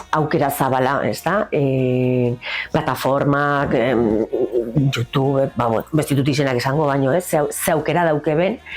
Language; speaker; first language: Basque; native; Basque